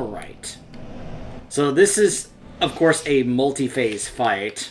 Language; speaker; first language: English; native; English